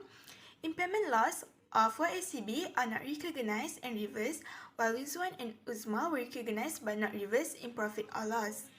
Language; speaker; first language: English; non-native, local second language; Malay